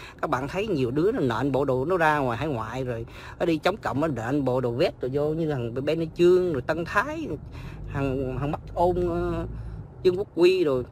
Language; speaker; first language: Vietnamese; native; Vietnamese